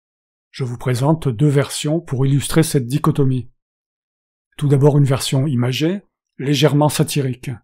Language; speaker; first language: French; native; French